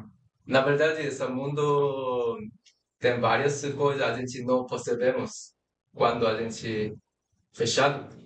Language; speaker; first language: Portuguese; non-native, fluent; Korean